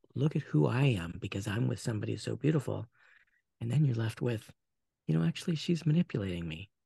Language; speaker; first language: English; native; English